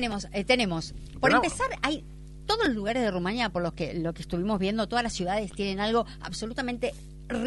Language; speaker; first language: Spanish; native; Spanish